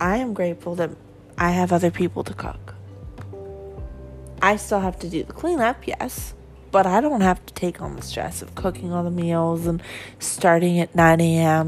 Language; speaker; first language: English; native; English